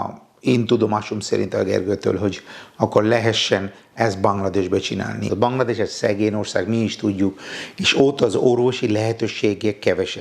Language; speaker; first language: Hungarian; non-native, fluent; Bangla